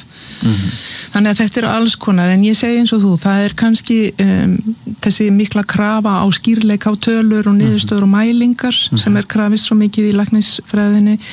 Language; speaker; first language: Icelandic; native; Icelandic